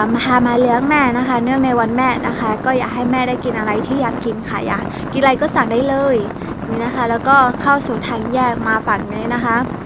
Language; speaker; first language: Thai; non-native, local second language; S'gaw Karen